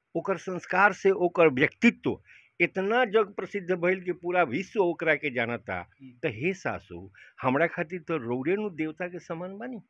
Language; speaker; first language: Hindi; native; Hindi